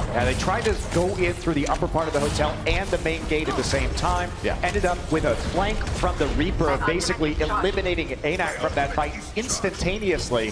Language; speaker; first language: English; native; English